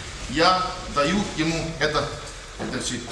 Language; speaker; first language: Russian; non-native, learner; Estonian